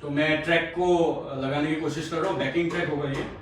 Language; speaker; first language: Hindi; non-native, local second language; Assamese